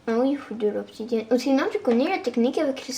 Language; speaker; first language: French; native; French